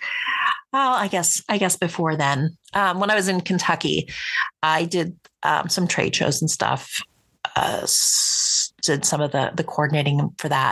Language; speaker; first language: English; native; English